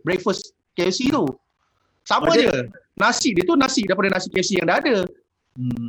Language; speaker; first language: Malay; native; Malay